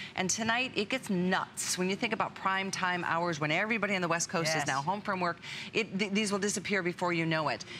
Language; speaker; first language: English; native; English